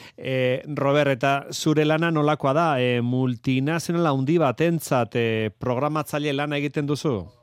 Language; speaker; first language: Basque; native; Basque